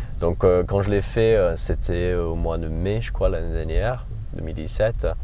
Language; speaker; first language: French; non-native, fluent; English